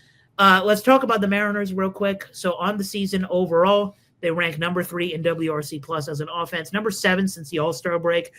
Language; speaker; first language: English; native; English